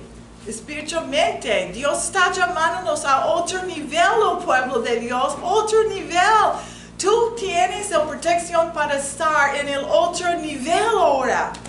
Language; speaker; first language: Spanish; non-native, fluent; English